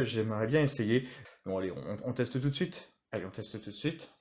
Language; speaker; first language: French; native; French